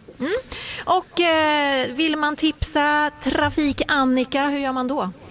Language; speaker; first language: Swedish; native; Swedish